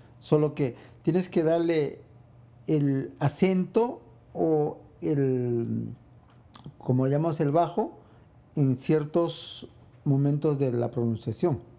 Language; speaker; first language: Spanish; non-native, local second language; Quechua